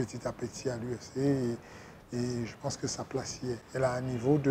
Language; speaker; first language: French; native; French